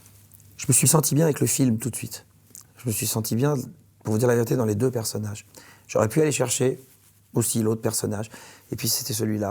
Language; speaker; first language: French; native; French